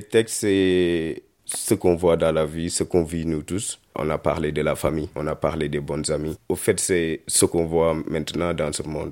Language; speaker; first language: French; non-native, local second language; Wolof